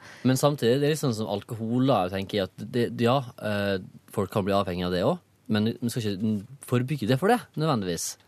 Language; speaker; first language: Norwegian; native; Norwegian